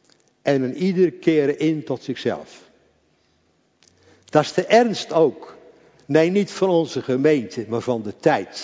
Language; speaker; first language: Dutch; native; Dutch